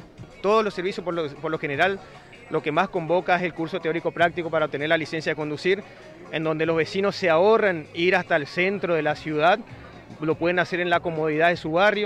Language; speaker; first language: Spanish; native; Spanish